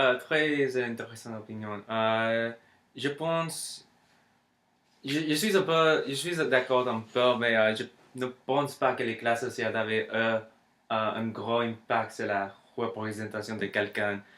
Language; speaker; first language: French; non-native, learner; English